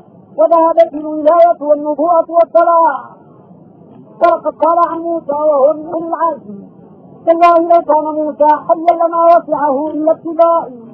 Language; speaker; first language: Arabic; native; Arabic